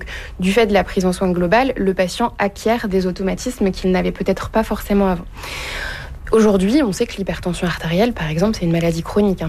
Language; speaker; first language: French; native; French